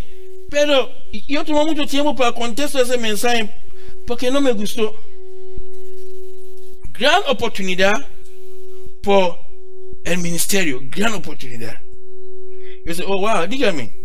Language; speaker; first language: Spanish; non-native, learner; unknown